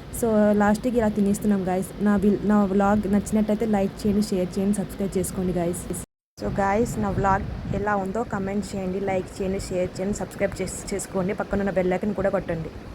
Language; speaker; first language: Telugu; non-native, local second language; Lambadi